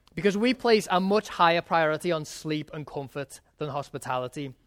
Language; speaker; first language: English; native; English